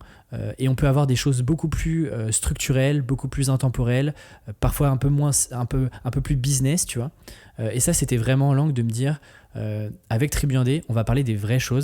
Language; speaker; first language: French; native; French